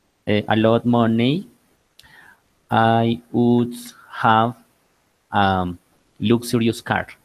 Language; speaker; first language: English; non-native, learner; Spanish